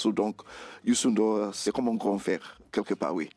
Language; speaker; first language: French; non-native, fluent; Krio